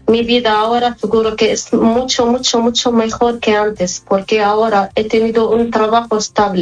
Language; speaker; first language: Spanish; non-native, fluent; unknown